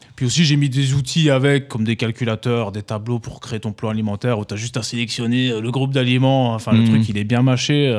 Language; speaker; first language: French; native; French